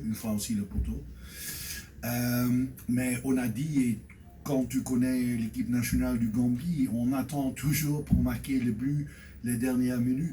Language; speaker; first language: French; non-native, fluent; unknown